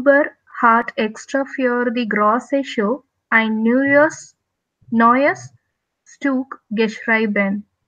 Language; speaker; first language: German; non-native, learner; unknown